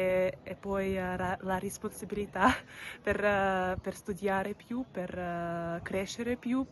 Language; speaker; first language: Italian; non-native, learner; Russian